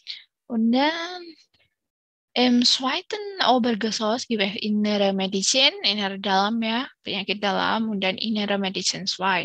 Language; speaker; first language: German; non-native, learner; Indonesian